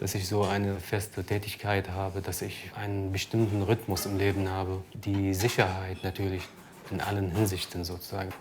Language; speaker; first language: German; non-native, fluent; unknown